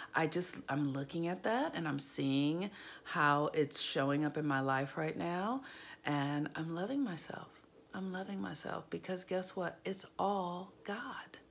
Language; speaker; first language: English; native; English